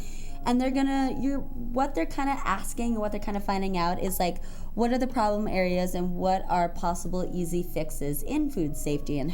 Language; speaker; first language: English; native; English